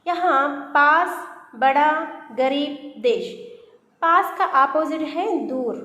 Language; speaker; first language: Hindi; non-native, local second language; Telugu